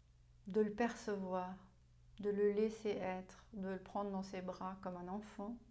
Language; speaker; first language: French; non-native, fluent; German